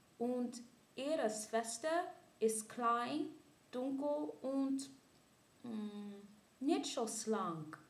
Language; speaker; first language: German; non-native, learner; English